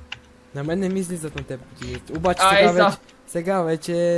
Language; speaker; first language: Bulgarian; native; Bulgarian